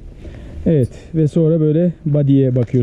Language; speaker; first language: Turkish; native; Turkish